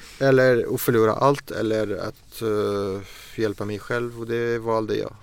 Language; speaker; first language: Swedish; non-native, fluent; Arabic